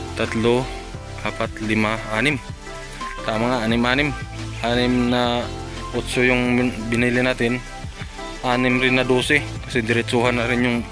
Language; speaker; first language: Filipino; non-native, local second language; Bikol